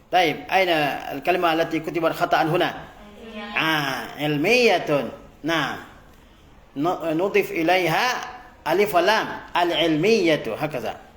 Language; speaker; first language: Arabic; non-native, fluent; Indonesian